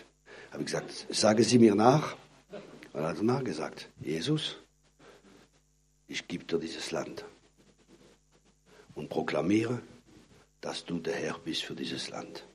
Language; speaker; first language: German; non-native, fluent; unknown